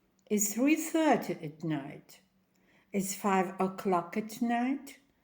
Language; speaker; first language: English; non-native, fluent; Ukrainian